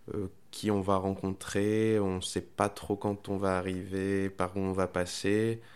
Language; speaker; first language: French; non-native, fluent; Spanish